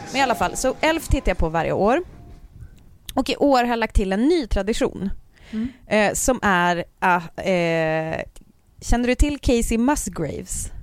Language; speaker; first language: Swedish; native; Swedish